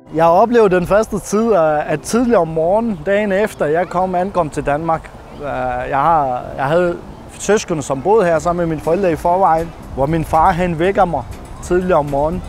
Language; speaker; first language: Danish; non-native, fluent; Persian